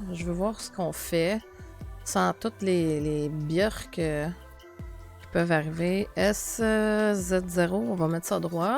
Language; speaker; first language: French; native; French